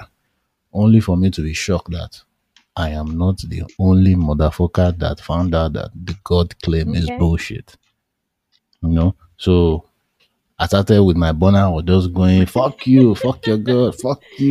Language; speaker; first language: English; non-native, local second language; Yoruba